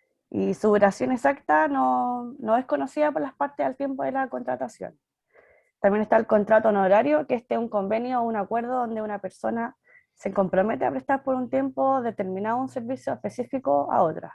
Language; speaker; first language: Spanish; native; Spanish